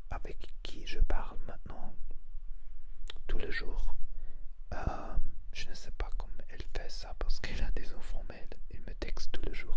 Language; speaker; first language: French; non-native, learner; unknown